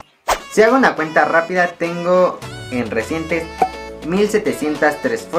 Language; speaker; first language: Spanish; native; Spanish